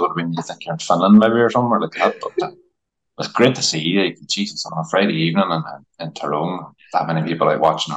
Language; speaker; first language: English; native; English